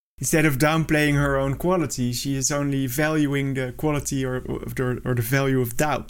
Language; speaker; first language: English; non-native, fluent; Dutch